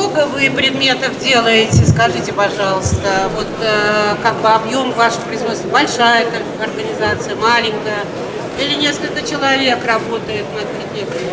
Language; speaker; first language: Russian; native; Russian